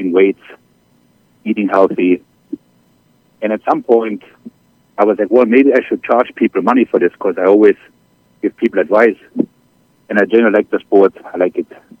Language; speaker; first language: English; non-native, fluent; German